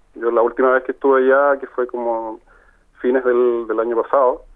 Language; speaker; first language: Spanish; native; Spanish